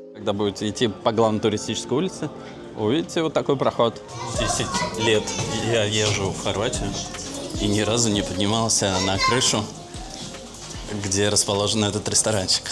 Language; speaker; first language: Russian; native; Russian